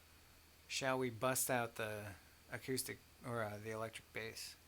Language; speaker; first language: English; native; English